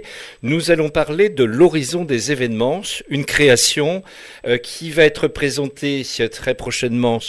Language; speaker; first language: French; native; French